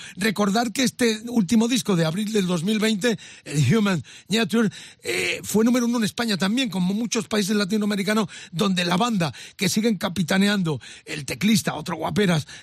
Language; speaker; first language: Spanish; native; Spanish